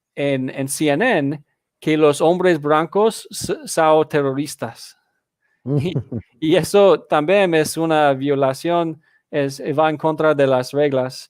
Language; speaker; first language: Spanish; non-native, fluent; English